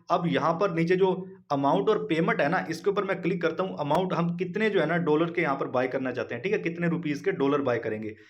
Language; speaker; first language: Urdu; non-native, local second language; Punjabi